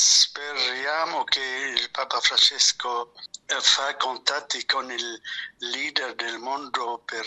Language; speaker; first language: Italian; non-native, fluent; Arabic